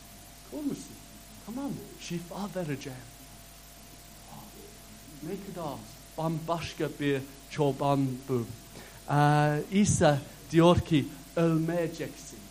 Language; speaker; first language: Turkish; non-native, fluent; English